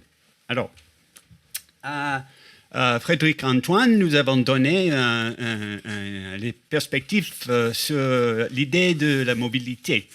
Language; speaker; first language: French; non-native, fluent; English